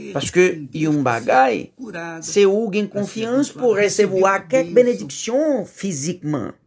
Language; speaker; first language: Haitian Creole; non-native, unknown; Portuguese